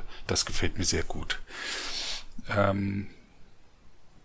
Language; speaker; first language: German; native; German